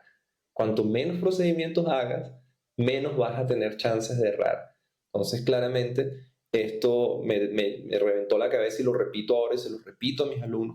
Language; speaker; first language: Spanish; native; Spanish